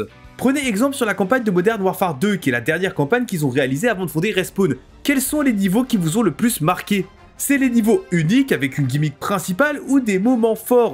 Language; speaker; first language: French; native; French